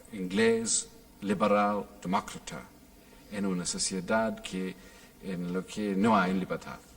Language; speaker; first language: Spanish; non-native, fluent; English